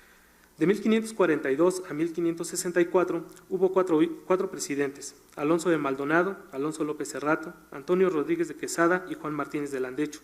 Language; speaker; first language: Spanish; native; Spanish